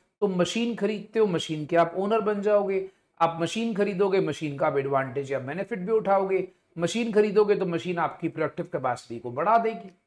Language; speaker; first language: Hindi; non-native, local second language; Punjabi